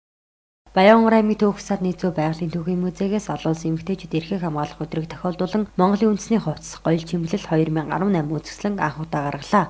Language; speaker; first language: Mongolian; native; Mongolian